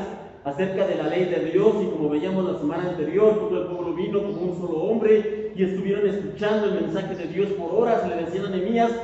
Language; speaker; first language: Spanish; native; Spanish